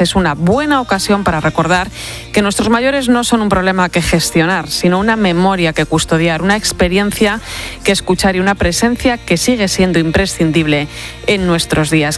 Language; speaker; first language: Spanish; native; Spanish